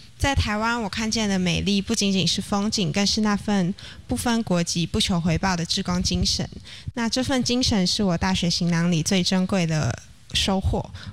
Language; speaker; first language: Chinese; native; Chinese